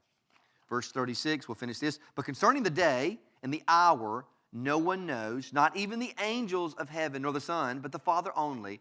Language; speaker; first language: English; native; English